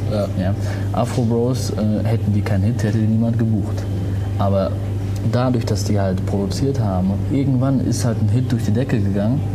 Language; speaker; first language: German; early bilingual, other home language; Arabic